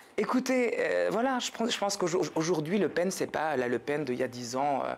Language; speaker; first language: French; native; French